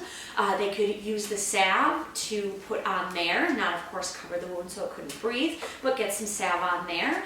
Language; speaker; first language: English; native; English